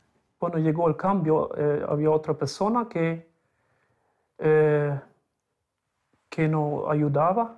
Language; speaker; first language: Spanish; non-native, local second language; German